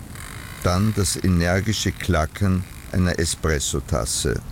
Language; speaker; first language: German; native; German